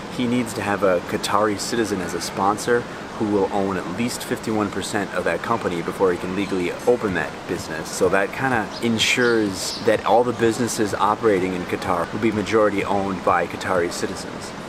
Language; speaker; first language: English; native; English